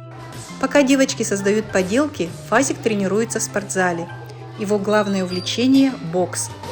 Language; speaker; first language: Russian; native; Russian